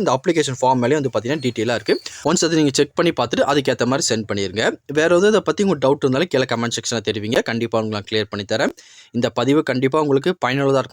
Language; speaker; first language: Tamil; native; Tamil